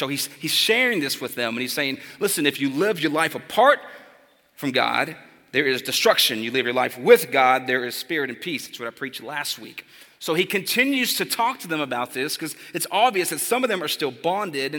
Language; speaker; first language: English; native; English